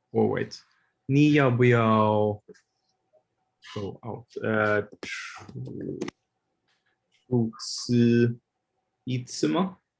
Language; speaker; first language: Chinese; non-native, learner; English